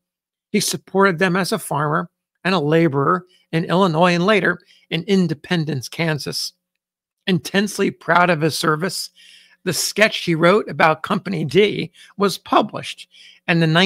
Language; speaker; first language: English; native; English